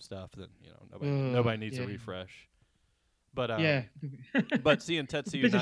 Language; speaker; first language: English; native; English